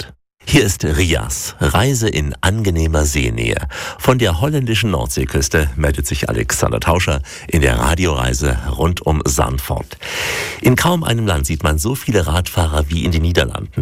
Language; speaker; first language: German; native; German